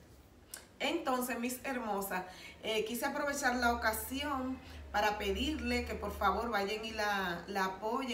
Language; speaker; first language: Spanish; native; Spanish